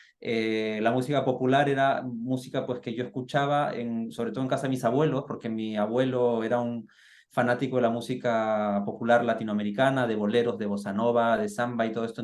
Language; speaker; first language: Spanish; native; Spanish